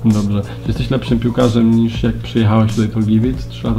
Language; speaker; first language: Polish; native; Polish